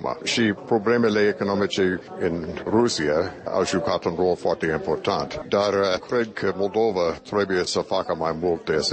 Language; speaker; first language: Romanian; non-native, fluent; English